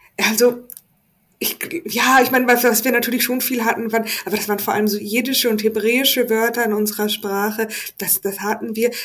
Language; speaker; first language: German; native; German